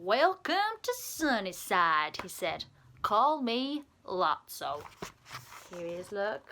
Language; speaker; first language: English; native; English